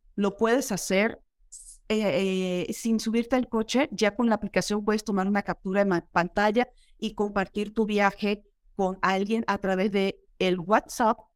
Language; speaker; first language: Spanish; native; Spanish